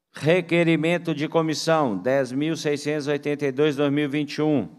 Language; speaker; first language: Portuguese; native; Portuguese